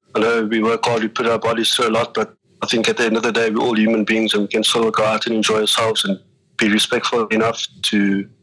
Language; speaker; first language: English; native; English